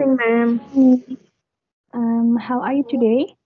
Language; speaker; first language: English; non-native, learner; Indonesian